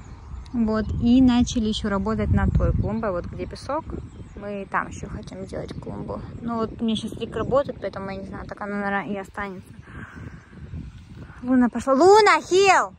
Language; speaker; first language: Russian; native; Russian